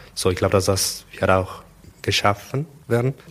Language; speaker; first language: German; non-native, learner; Spanish